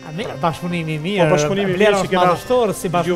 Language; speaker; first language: Albanian; native; Albanian